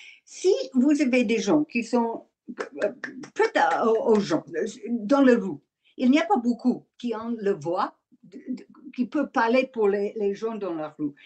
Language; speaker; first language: French; non-native, learner; English